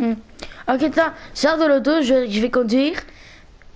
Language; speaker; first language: French; native; French